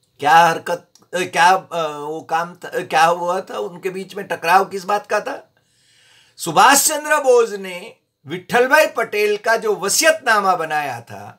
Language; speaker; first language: Hindi; non-native, local second language; Gujarati